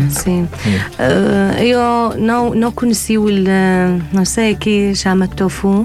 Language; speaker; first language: Portuguese; non-native, learner; Arabic